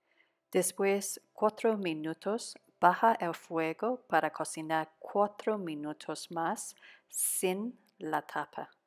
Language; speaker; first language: Spanish; non-native, fluent; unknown